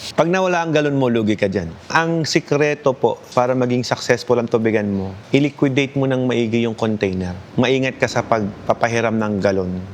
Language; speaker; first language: Filipino; native; Filipino